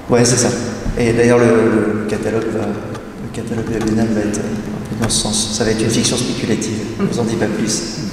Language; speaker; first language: French; native; French